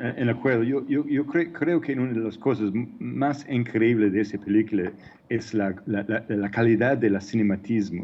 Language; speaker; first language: Spanish; non-native, fluent; English